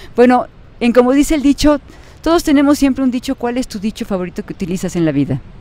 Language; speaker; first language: Spanish; native; Spanish